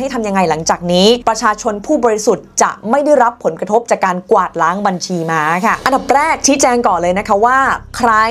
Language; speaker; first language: Thai; native; Thai